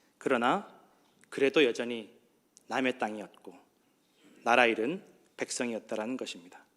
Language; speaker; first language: Korean; native; Korean